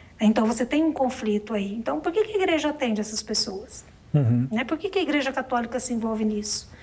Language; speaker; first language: Portuguese; native; Portuguese